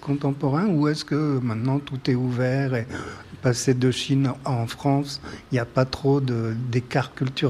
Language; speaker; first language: French; native; French